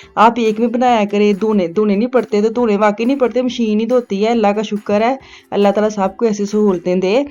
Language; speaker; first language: Urdu; non-native, local second language; Punjabi